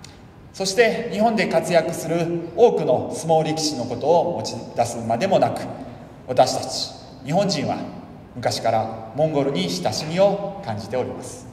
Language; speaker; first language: Japanese; native; Japanese